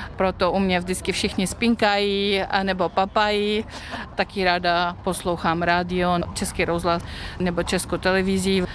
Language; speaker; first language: Czech; non-native, fluent; Russian